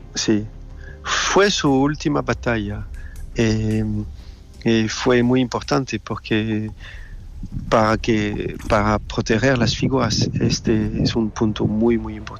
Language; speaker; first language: Spanish; non-native, learner; French